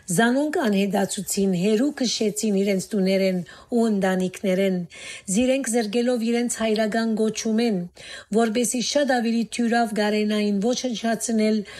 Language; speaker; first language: Armenian; native; Armenian